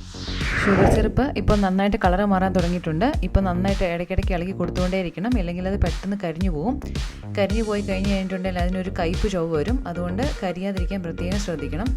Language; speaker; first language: Malayalam; native; Malayalam